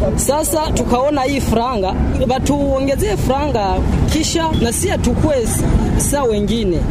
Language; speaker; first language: Swahili; non-native, local second language; Rundi